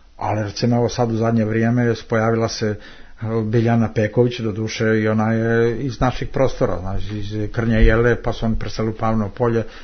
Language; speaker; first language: Serbian; native; Serbian